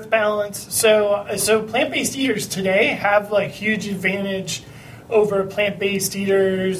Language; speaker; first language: English; native; English